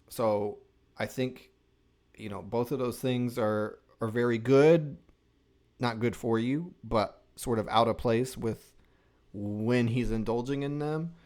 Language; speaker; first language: English; native; English